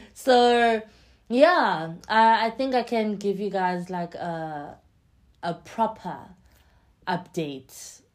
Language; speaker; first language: English; non-native, local second language; Xhosa